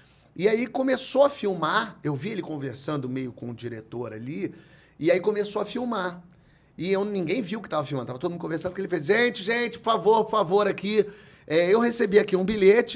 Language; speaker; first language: Portuguese; native; Portuguese